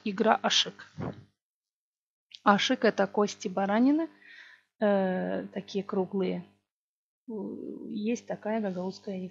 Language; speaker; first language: Russian; non-native, local second language; Gagauz